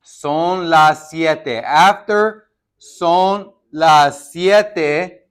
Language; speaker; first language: Spanish; non-native, fluent; English